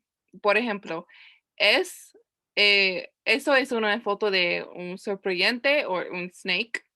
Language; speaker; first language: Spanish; non-native, learner; English